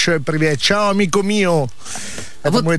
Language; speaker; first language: Russian; non-native, learner; Italian